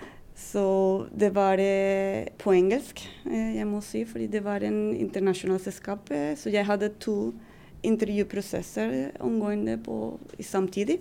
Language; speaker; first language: Norwegian; non-native, fluent; Spanish